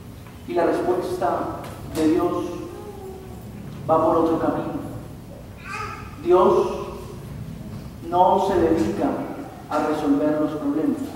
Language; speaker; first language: Spanish; native; Spanish